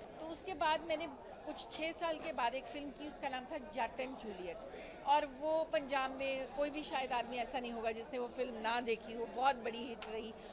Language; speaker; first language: Hindi; non-native, local second language; Punjabi